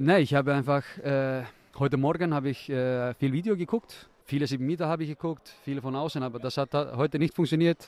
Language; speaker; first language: German; non-native, fluent; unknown